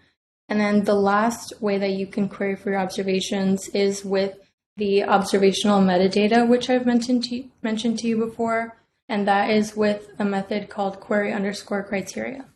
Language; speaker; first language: English; native; English